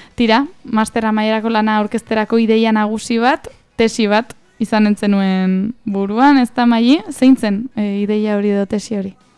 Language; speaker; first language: Basque; native; Basque